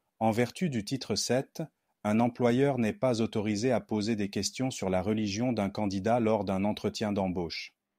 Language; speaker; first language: French; non-native, local second language; Haitian Creole